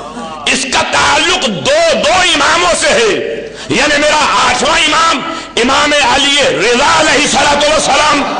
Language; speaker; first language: Urdu; native; Urdu